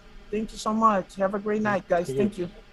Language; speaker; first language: English; non-native, learner; Portuguese